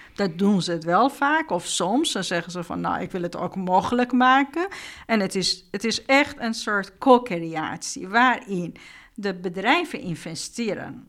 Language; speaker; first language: Dutch; non-native, fluent; Persian